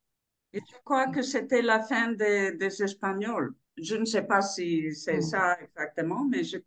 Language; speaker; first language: French; non-native, learner; Spanish